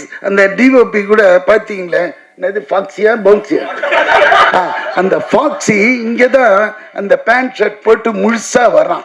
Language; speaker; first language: Tamil; native; Tamil